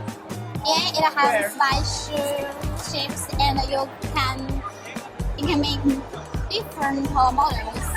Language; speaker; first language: English; non-native, local second language; Chinese